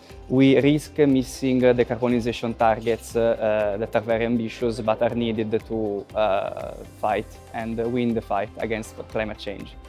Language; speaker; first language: English; non-native, fluent; Italian